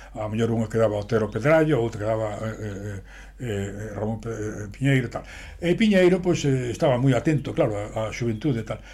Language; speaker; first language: Galician; non-native, local second language; Spanish